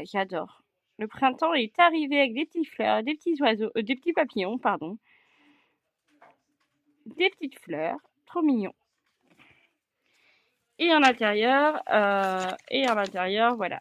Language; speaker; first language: French; native; French